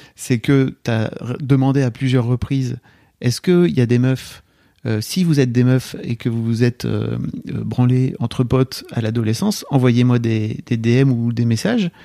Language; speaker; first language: French; native; French